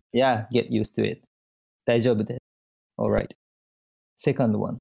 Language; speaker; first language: English; non-native, learner; Japanese